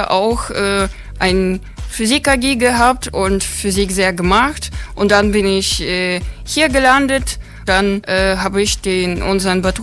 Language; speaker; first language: German; non-native, learner; Ukrainian